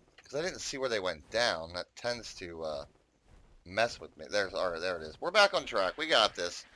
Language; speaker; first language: English; native; English